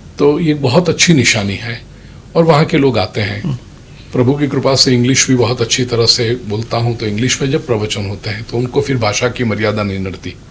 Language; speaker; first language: Hindi; non-native, local second language; Gujarati